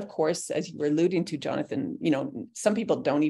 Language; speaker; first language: English; native; English